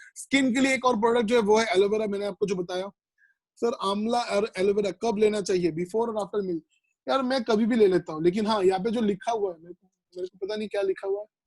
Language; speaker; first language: Hindi; non-native, local second language; Bangla